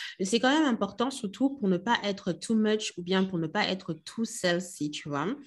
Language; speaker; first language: French; non-native, local second language; Lingala